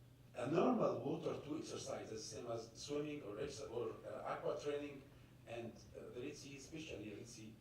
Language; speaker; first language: English; non-native, fluent; Arabic